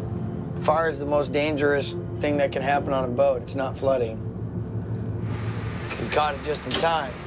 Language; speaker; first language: English; native; English